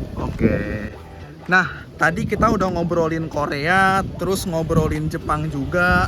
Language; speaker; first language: Indonesian; native; Indonesian